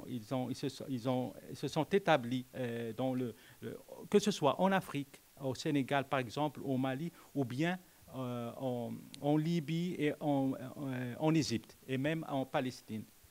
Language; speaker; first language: French; non-native, local second language; Arabic